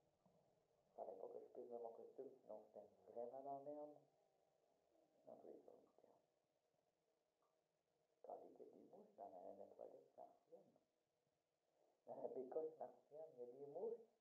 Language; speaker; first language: French; native; French